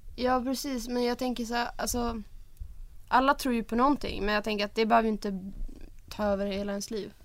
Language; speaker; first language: Swedish; native; Swedish